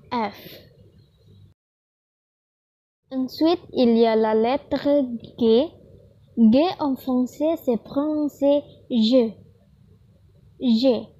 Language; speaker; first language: French; non-native, learner; Indonesian